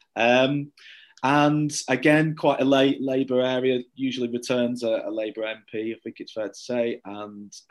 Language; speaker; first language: English; native; English